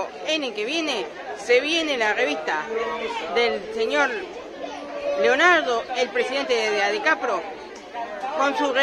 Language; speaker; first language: Spanish; native; Spanish